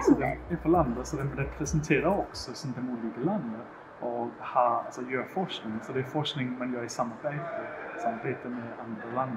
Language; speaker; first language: Swedish; non-native, fluent; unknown